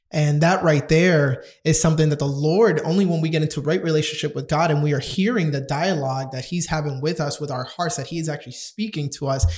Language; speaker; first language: English; non-native, fluent; Spanish